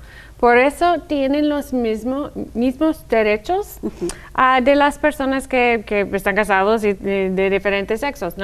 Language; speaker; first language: Spanish; non-native, fluent; English